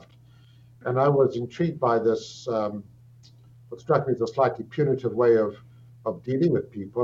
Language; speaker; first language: English; native; English